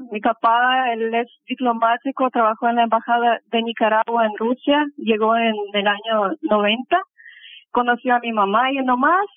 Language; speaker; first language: Spanish; early bilingual, heritage; Spanish